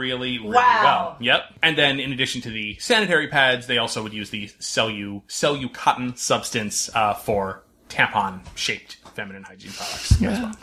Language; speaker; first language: English; native; English